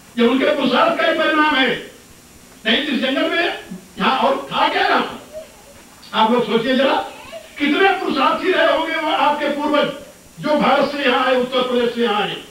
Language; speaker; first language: Hindi; native; Hindi